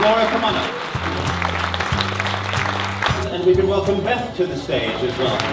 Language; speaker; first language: English; native; English